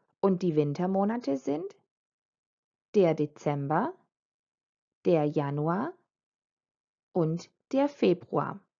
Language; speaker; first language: German; non-native, fluent; Croatian